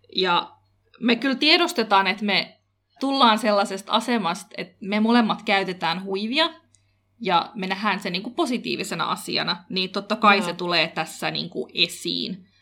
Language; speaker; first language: Finnish; early bilingual, other home language; Kurdish